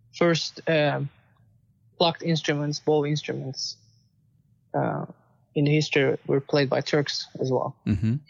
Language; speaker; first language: English; non-native, fluent; Turkish